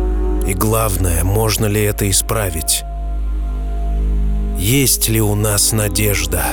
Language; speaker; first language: Russian; native; Russian